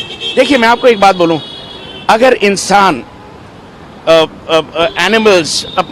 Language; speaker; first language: Hindi; native; Hindi